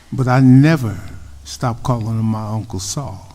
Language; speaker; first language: English; native; English